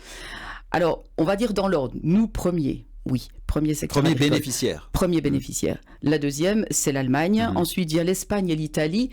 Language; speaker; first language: French; native; French